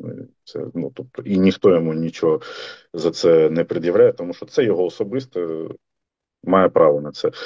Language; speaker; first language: Ukrainian; native; Ukrainian